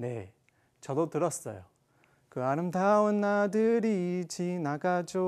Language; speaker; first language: Korean; non-native, learner; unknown